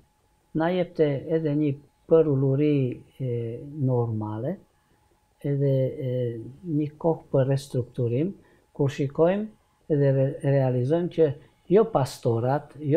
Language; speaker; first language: Albanian; non-native, learner; Hungarian